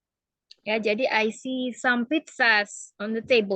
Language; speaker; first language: English; non-native, fluent; Indonesian